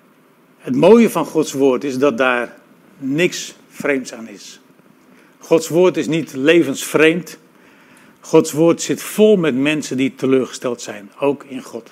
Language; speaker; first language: Dutch; native; Dutch